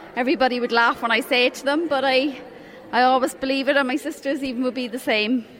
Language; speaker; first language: English; native; English